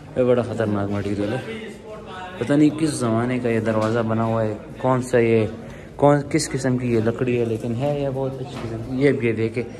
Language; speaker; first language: Urdu; non-native, local second language; Pashto